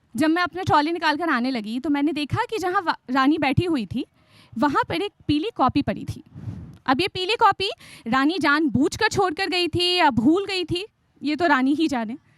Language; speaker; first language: Hindi; native; Hindi